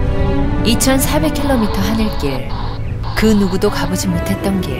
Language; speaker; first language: Korean; native; Korean